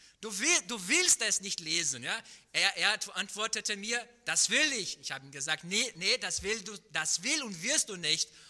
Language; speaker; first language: German; non-native, fluent; Portuguese